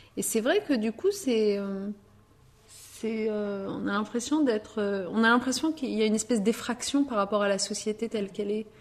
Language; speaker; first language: French; early bilingual, other home language; Riffian